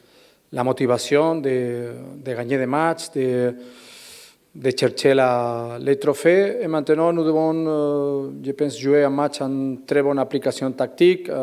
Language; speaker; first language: French; non-native, learner; Spanish